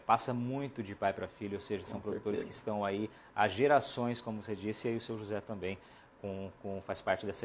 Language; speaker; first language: Portuguese; native; Portuguese